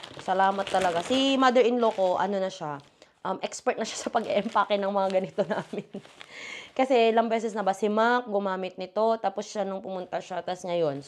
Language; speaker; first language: Filipino; native; Filipino